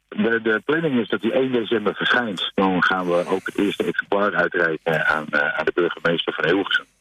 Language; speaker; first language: Dutch; native; Dutch